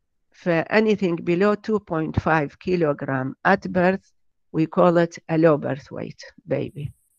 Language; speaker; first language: English; non-native, fluent; Arabic